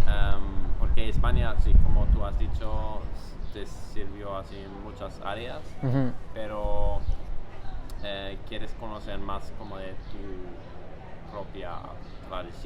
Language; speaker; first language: Spanish; non-native, fluent; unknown